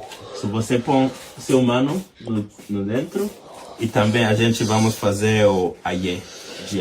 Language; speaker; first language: Portuguese; non-native, learner; English